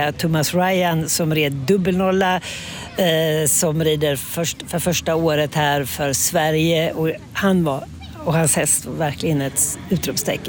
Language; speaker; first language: Swedish; native; Swedish